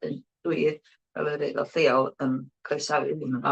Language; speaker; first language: Welsh; native; Welsh